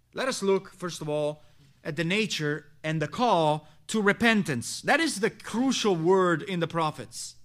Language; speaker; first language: English; non-native, fluent; Italian